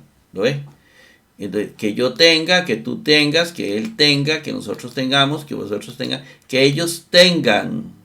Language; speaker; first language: Spanish; native; Spanish